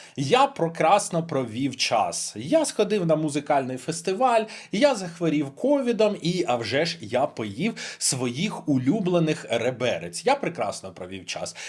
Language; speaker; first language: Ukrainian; non-native, local second language; Russian